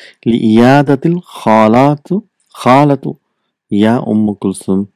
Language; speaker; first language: Arabic; non-native, fluent; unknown